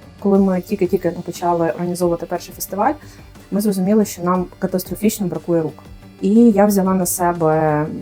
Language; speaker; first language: Ukrainian; native; Ukrainian